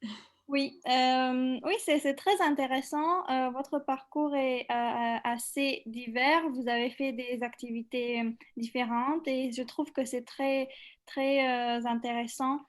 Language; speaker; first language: French; non-native, fluent; Macedonian